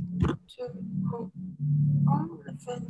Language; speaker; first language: French; non-native, learner; Indonesian